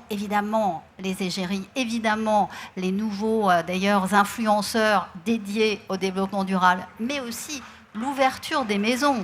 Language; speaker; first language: French; native; French